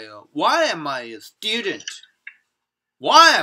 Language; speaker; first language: English; non-native, fluent; Korean